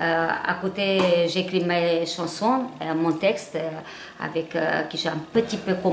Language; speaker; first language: French; non-native, learner; Hungarian